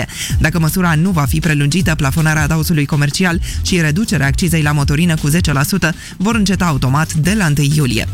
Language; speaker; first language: Romanian; native; Romanian